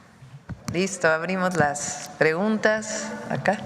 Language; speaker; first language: Spanish; native; Spanish